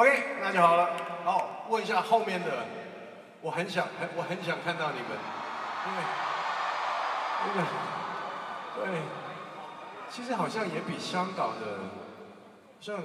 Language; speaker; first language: Chinese; non-native, local second language; Cantonese